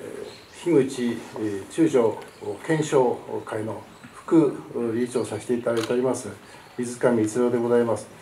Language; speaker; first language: Japanese; native; Japanese